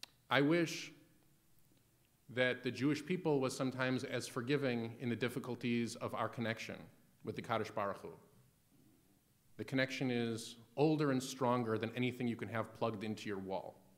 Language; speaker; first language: English; native; English